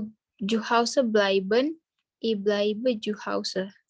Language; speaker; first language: German; non-native, learner; Indonesian